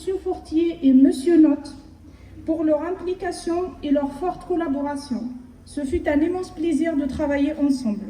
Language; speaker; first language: French; native; French